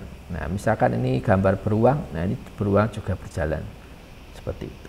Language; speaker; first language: Indonesian; native; Indonesian